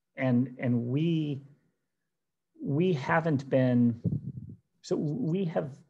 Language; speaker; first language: English; native; English